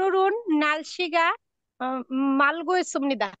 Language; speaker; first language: Korean; non-native, learner; Bangla